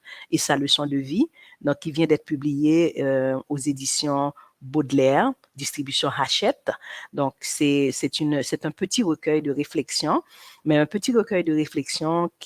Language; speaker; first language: French; non-native, local second language; Haitian Creole